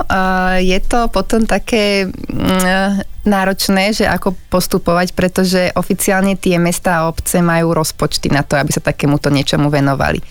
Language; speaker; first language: Slovak; native; Slovak